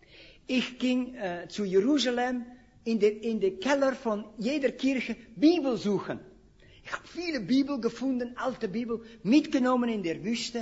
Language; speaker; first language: German; non-native, fluent; Dutch